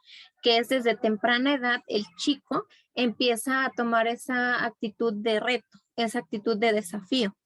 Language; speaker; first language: Spanish; native; Spanish